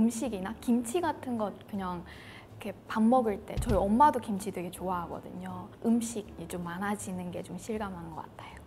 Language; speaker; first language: Korean; non-native, fluent; Burmese